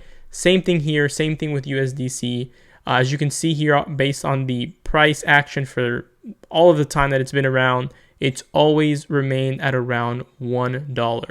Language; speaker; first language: English; native; English